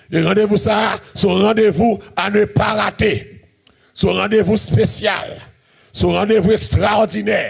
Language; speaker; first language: French; non-native, local second language; Haitian Creole